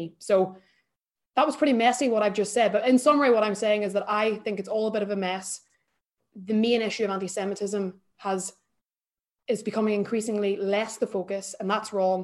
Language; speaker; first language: English; native; English